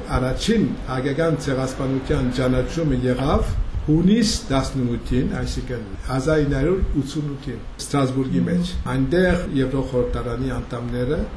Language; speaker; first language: Armenian; early bilingual, heritage; Armenian